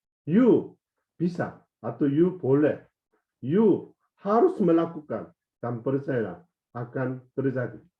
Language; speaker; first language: Indonesian; non-native, fluent; Korean